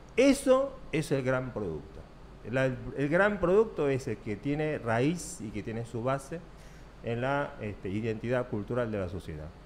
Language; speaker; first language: Spanish; early bilingual, other home language; Korean